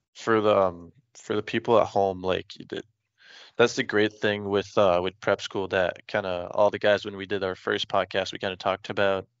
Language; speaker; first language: English; non-native, fluent; French